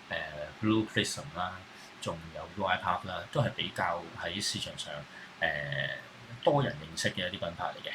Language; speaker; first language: Cantonese; native; Cantonese